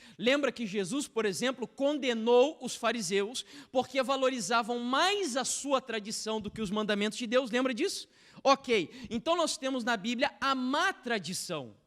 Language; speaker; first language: Portuguese; native; Portuguese